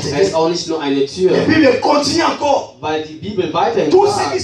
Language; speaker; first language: German; non-native, fluent; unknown